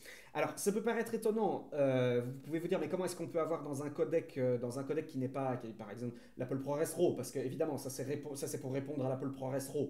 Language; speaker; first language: French; native; French